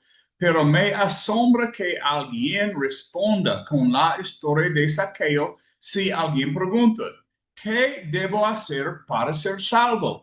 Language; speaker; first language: Spanish; non-native, learner; English